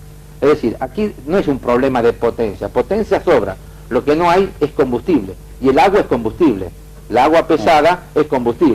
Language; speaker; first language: Spanish; native; Spanish